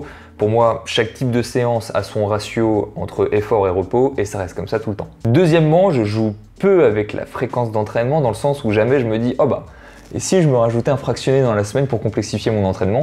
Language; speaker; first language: French; native; French